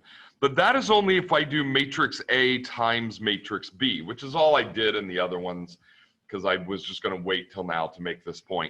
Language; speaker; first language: English; native; English